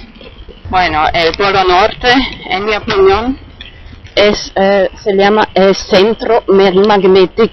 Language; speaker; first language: Spanish; non-native, fluent; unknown